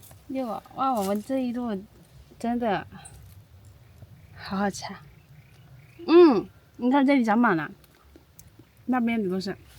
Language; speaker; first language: Chinese; native; Chinese